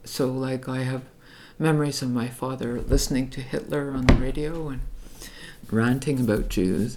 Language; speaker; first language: English; native; English